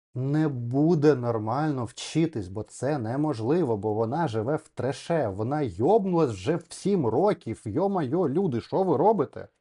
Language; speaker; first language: Ukrainian; non-native, local second language; Russian